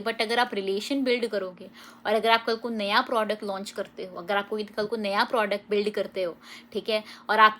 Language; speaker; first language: Hindi; native; Hindi